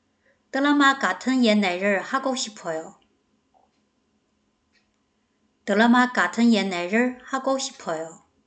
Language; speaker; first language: Korean; non-native, fluent; Chinese